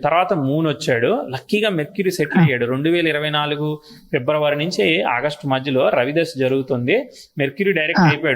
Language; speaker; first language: Telugu; native; Telugu